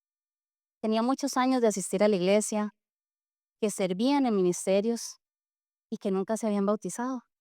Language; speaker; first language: Spanish; native; Spanish